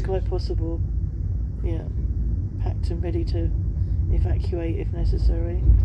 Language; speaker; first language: English; native; English